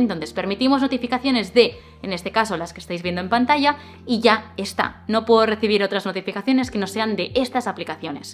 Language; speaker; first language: Spanish; native; Spanish